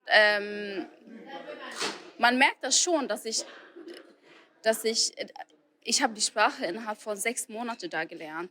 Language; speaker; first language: German; non-native, fluent; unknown